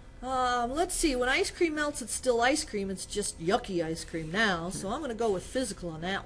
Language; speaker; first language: English; native; English